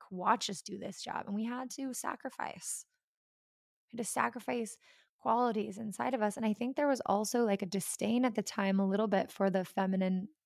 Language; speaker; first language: English; native; English